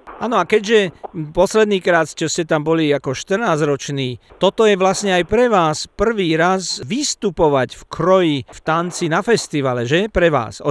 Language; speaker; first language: Slovak; native; Slovak